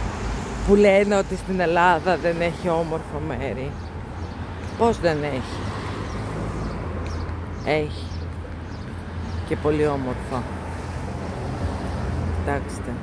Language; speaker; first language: Greek; non-native, fluent; Russian